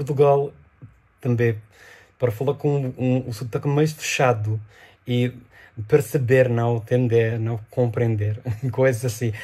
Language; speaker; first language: Portuguese; non-native, fluent; English